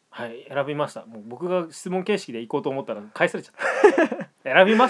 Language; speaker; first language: Japanese; native; Japanese